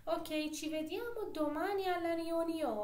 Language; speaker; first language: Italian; non-native, fluent; Persian